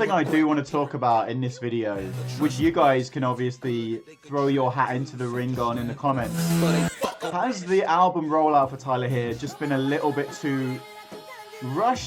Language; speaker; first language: English; native; English